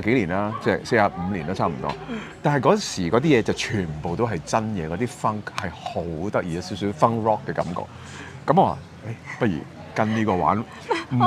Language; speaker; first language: Cantonese; native; Cantonese